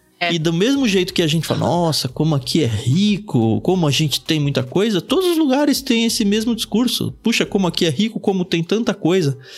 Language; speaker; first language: Portuguese; native; Portuguese